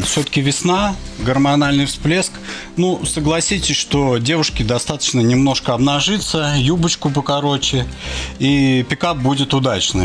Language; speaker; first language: Russian; native; Russian